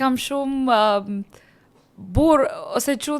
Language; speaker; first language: Albanian; non-native, learner; English